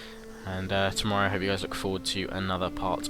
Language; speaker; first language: English; native; English